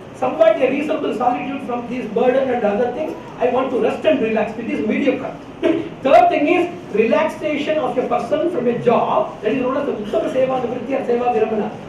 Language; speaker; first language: English; non-native, local second language; Telugu